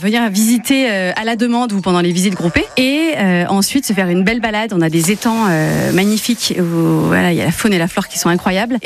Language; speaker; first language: French; native; French